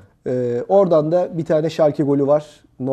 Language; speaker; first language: Turkish; native; Turkish